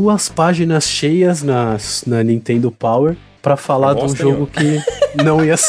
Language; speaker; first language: Portuguese; native; Portuguese